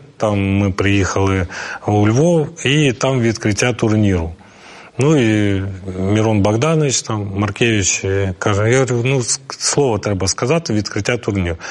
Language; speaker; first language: Ukrainian; non-native, local second language; Russian